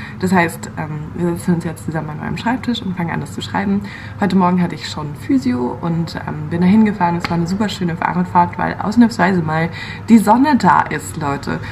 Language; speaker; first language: German; native; German